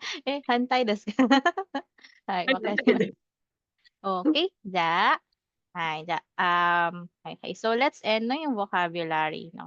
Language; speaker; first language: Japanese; non-native, fluent; Filipino